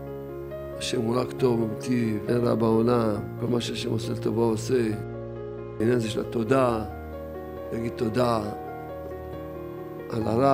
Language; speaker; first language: Hebrew; native; Hebrew